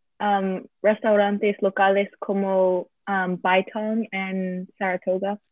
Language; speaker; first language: Spanish; non-native, learner; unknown